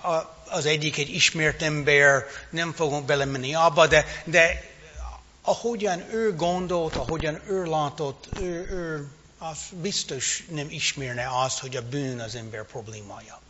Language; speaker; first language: Hungarian; non-native, fluent; English